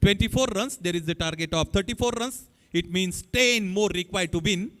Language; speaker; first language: English; non-native, local second language; Marathi